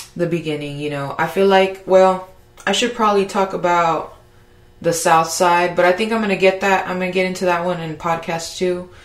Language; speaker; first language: English; early bilingual, other home language; Spanish